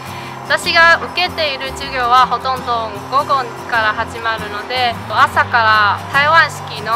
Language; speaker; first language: Japanese; non-native, fluent; Chinese